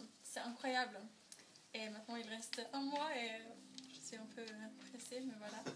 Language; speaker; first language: French; non-native, learner; Norwegian